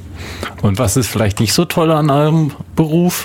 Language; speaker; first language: German; native; German